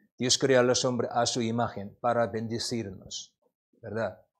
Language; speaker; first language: Spanish; non-native, learner; Korean